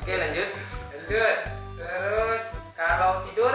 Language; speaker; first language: Indonesian; non-native, local second language; Minangkabau